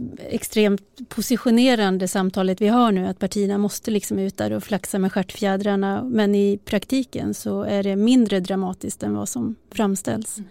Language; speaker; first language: Swedish; native; Swedish